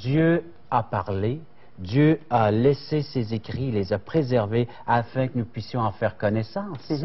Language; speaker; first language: French; native; French